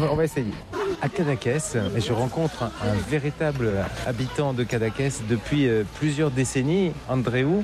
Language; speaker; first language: French; native; French